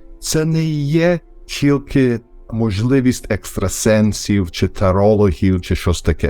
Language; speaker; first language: Ukrainian; early bilingual, heritage; Ukrainian